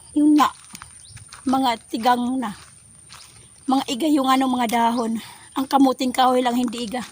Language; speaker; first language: Filipino; non-native, local second language; Waray